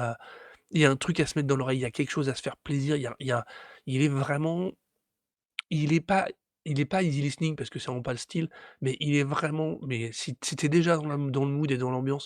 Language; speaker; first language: French; native; French